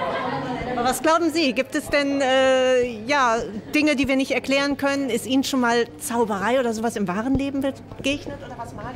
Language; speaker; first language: German; native; German